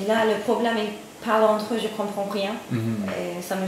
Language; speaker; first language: French; non-native, fluent; Turkish